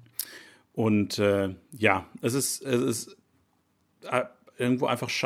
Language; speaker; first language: German; native; German